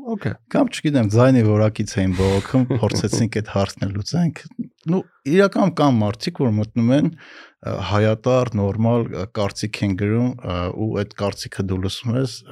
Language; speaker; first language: Armenian; native; Armenian